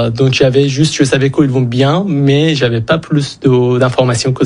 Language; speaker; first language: French; non-native, fluent; Persian